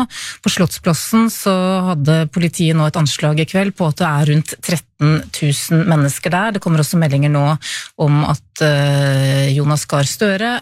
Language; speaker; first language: Norwegian; native; Norwegian